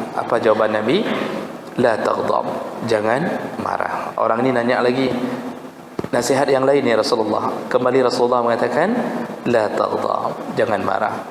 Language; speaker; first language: Malay; non-native, local second language; Achinese